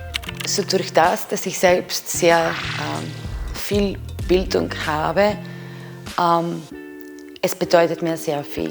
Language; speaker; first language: German; non-native, fluent; Serbian